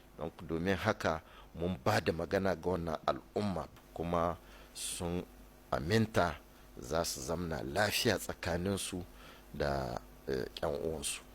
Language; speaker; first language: Hausa; native; Hausa